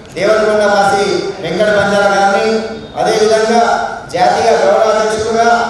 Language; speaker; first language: Telugu; non-native, local second language; Lambadi